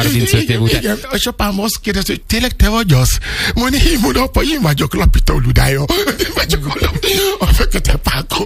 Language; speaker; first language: Hungarian; non-native, learner; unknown